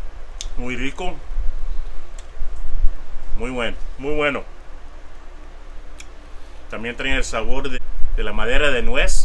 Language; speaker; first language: Spanish; early bilingual, heritage; English